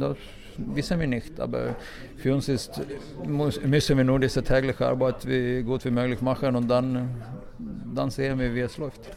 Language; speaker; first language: German; non-native, fluent; Swedish